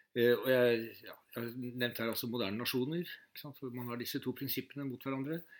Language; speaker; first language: Norwegian; native; Norwegian